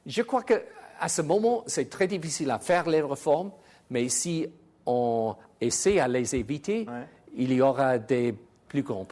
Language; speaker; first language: French; non-native, fluent; English